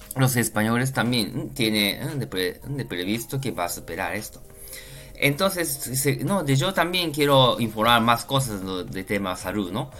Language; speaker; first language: Spanish; non-native, learner; Japanese